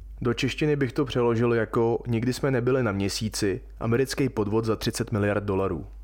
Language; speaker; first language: Czech; native; Czech